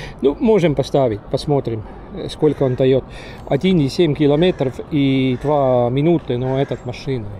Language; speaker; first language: Russian; non-native, learner; Estonian